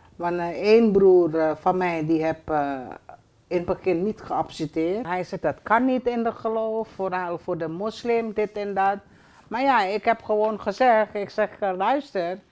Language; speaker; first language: Dutch; early bilingual, other home language; Indonesian